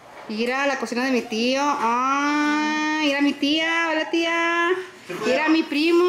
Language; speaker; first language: Spanish; early bilingual, heritage; Spanish